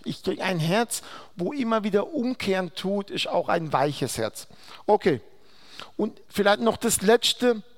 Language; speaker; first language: German; non-native, fluent; Aramaic